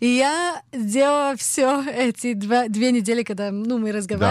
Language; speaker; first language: Russian; early bilingual, heritage; Russian